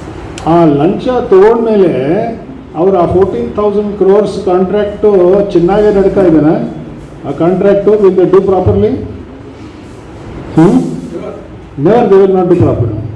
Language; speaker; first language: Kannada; non-native, learner; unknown